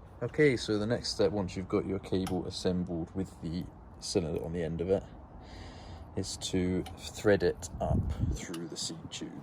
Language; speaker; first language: English; native; English